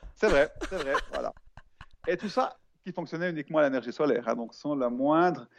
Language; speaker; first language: French; native; French